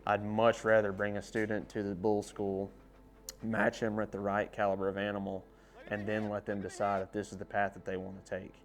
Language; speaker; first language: English; native; English